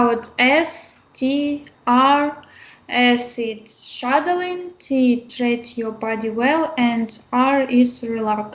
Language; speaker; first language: English; non-native, learner; Russian